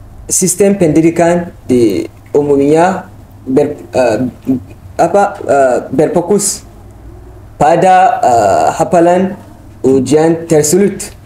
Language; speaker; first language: Indonesian; non-native, learner; Hausa